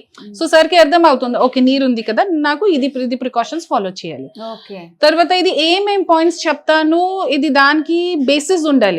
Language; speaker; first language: Telugu; non-native, fluent; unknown